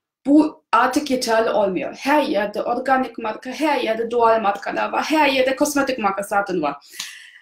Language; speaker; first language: Turkish; non-native, fluent; German